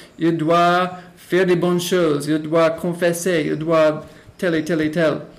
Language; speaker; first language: French; non-native, fluent; English